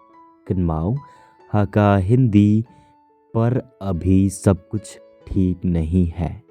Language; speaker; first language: Hindi; non-native, local second language; Khasi